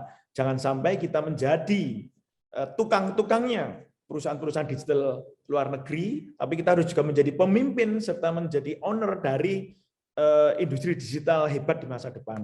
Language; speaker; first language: Indonesian; native; Indonesian